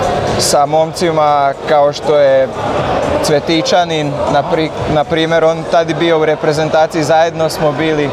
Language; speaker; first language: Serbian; non-native, local second language; Slovak